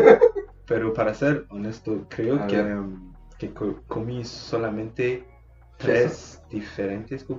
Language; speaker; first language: Spanish; non-native, learner; English